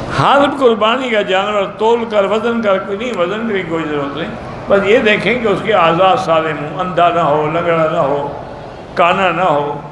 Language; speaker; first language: Urdu; early bilingual, heritage; Urdu